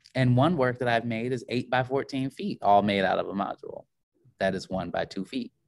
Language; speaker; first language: English; native; English